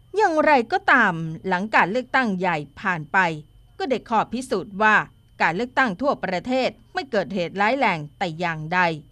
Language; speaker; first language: Thai; native; Thai